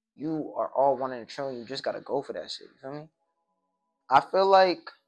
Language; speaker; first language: English; native; English